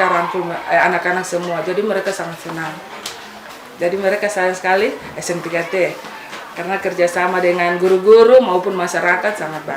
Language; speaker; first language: Indonesian; non-native, local second language; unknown